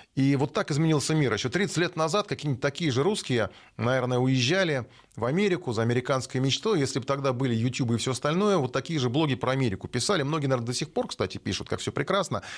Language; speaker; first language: Russian; native; Russian